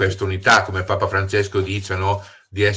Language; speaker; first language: Italian; native; Italian